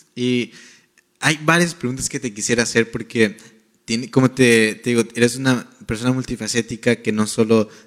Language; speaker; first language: Spanish; native; Spanish